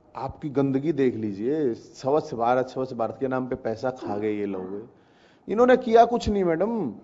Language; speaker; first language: Hindi; native; Hindi